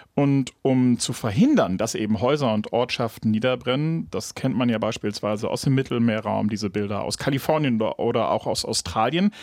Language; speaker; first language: German; native; German